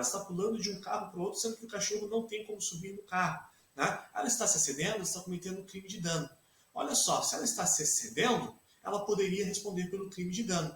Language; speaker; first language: Portuguese; native; Portuguese